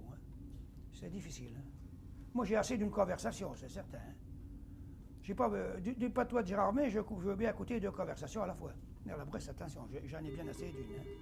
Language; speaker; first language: French; native; French